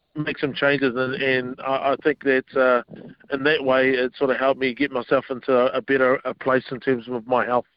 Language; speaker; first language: English; native; English